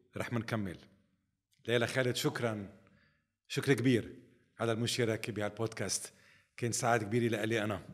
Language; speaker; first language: Arabic; native; Arabic